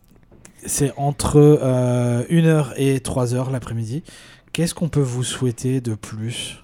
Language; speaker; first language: French; native; French